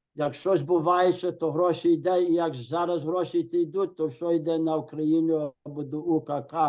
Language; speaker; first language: Ukrainian; early bilingual, heritage; Ukrainian